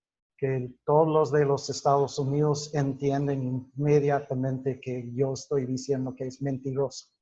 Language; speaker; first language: Spanish; non-native, fluent; English